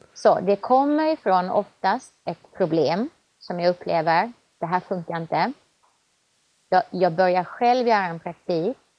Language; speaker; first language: Swedish; native; Swedish